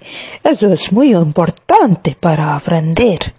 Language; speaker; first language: Spanish; non-native, learner; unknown